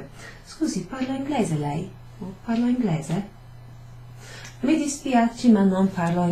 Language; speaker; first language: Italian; non-native, fluent; English